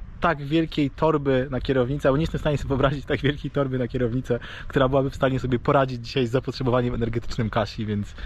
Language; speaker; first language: Polish; native; Polish